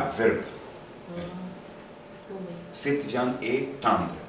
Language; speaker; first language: French; non-native, fluent; Korean